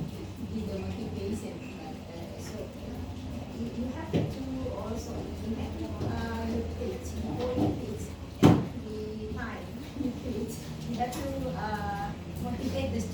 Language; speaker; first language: English; non-native, fluent; Indonesian